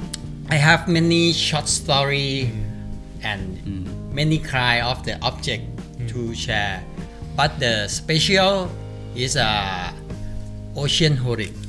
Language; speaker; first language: English; non-native, learner; Thai